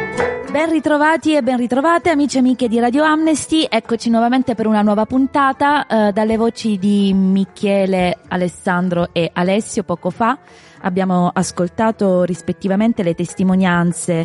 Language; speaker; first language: Italian; native; Italian